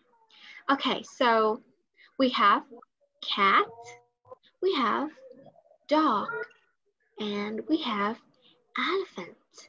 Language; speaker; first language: English; non-native, learner; Vietnamese